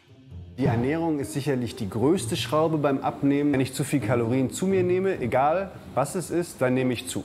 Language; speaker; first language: German; native; German